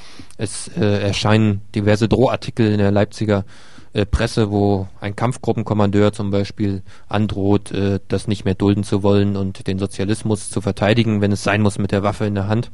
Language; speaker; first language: German; native; German